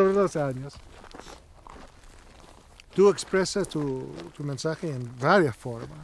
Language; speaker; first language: Spanish; non-native, learner; English